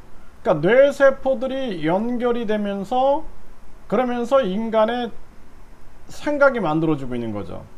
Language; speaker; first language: Korean; native; Korean